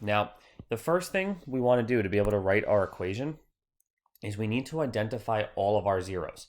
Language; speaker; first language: English; native; English